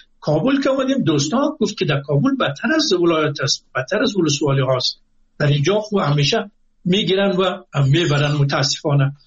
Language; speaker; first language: Persian; native; Persian